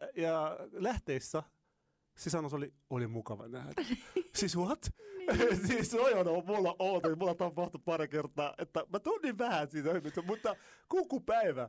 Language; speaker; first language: Finnish; non-native, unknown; Arabic